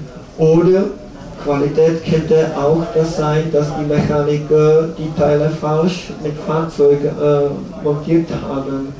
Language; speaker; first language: German; non-native, learner; Czech